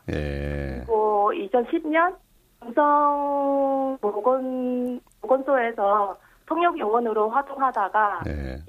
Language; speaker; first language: Korean; non-native, fluent; Vietnamese